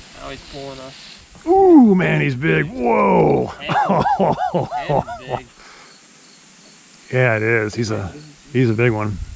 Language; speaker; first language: English; native; English